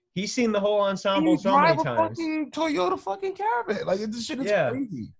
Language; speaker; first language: English; native; English